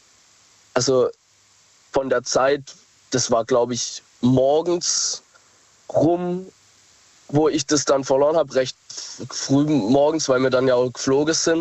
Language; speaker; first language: German; native; German